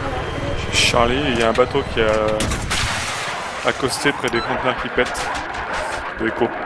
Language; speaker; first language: French; native; French